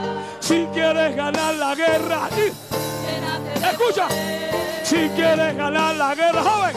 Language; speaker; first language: Spanish; native; Spanish